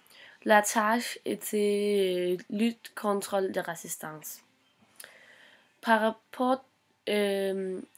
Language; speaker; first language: French; non-native, learner; Norwegian